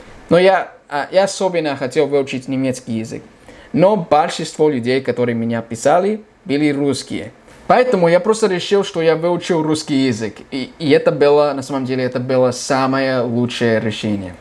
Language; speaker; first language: Russian; non-native, fluent; English